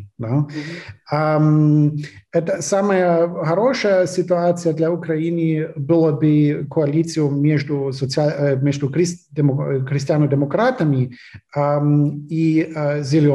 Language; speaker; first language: Russian; non-native, fluent; German